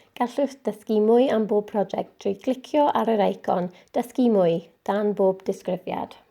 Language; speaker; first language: Welsh; non-native, local second language; English